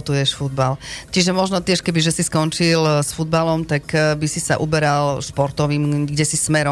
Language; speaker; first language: Slovak; native; Slovak